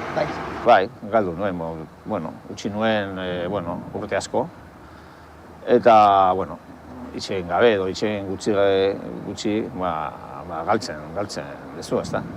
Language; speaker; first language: Basque; non-native, local second language; Spanish